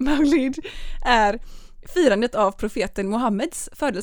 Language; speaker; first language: Swedish; native; Swedish